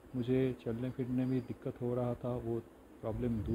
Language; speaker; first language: Hindi; non-native, local second language; Bangla